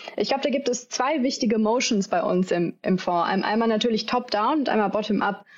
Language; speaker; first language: German; native; German